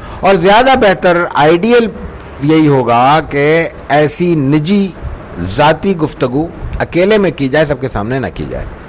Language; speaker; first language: Urdu; native; Urdu